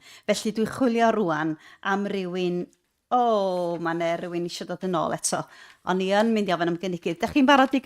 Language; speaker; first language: Welsh; native; Welsh